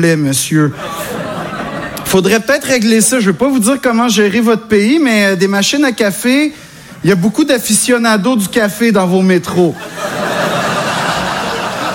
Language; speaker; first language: French; native; French